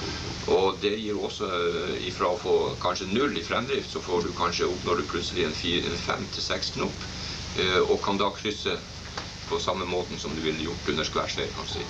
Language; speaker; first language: Norwegian; native; Norwegian